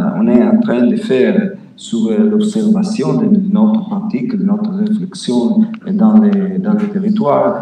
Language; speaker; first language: French; non-native, fluent; Italian